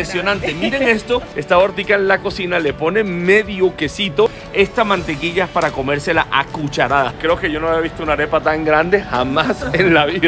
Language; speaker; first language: Spanish; native; Spanish